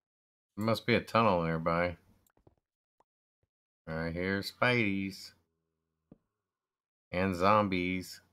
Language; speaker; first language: English; native; English